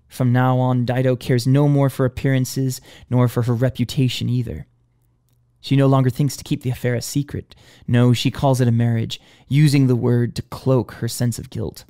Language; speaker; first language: English; native; English